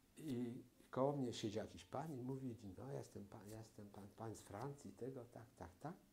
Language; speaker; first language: Polish; native; Polish